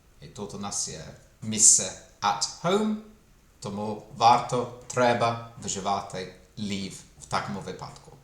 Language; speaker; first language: Ukrainian; non-native, fluent; English